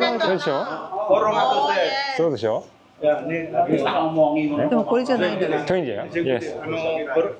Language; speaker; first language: Japanese; non-native, learner; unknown